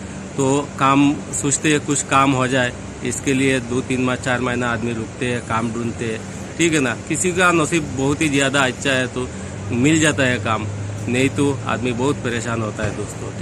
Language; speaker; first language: Hindi; non-native, local second language; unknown